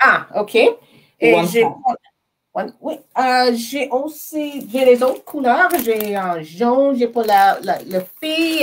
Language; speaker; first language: French; non-native, learner; English